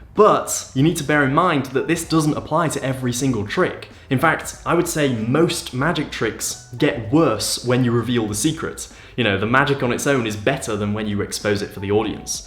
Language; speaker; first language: English; native; English